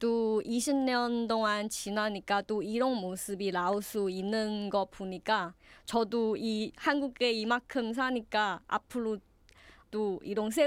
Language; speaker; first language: Korean; non-native, learner; Chinese